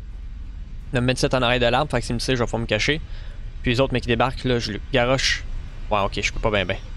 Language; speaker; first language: French; native; French